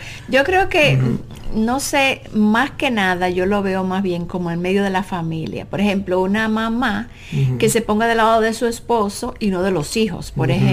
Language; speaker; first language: Spanish; native; Spanish